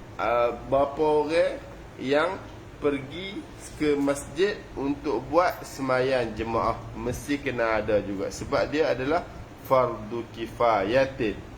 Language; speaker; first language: Malay; native; Malay